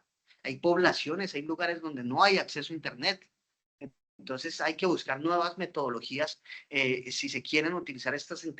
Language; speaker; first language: Spanish; native; Spanish